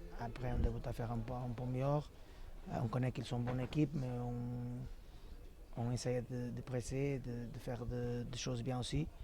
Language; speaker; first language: French; non-native, fluent; Portuguese